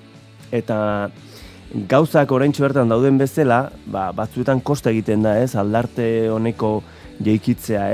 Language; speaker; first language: Basque; native; Basque